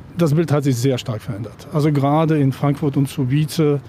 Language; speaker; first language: German; non-native, fluent; Polish